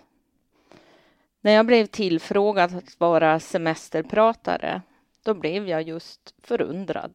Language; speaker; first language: Swedish; native; Swedish